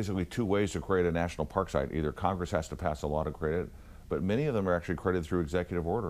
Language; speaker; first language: English; native; English